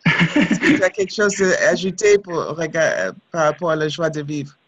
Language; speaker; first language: French; non-native, fluent; English